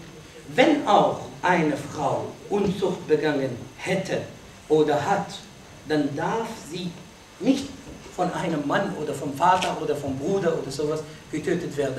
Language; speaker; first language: German; non-native, fluent; Arabic